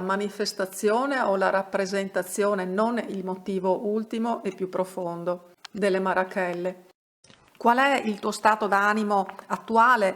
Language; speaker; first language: Italian; native; Italian